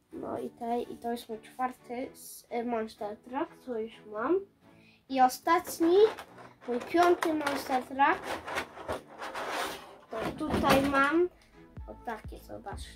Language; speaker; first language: Polish; early bilingual, heritage; Polish